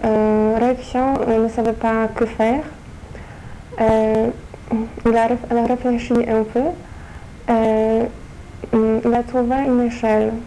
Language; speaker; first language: French; non-native, fluent; Polish